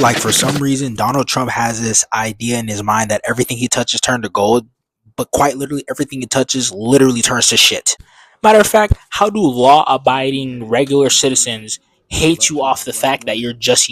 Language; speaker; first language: English; native; English